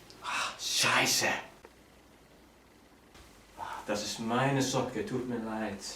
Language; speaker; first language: German; non-native, learner; Icelandic